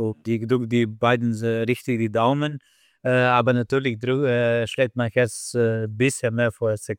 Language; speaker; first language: German; non-native, fluent; Slovenian